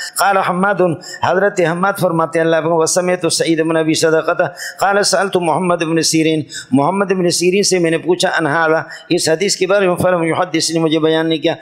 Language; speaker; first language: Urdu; non-native, local second language; Brahui